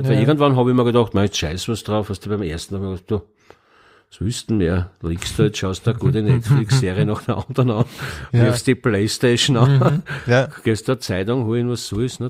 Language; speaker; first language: German; native; German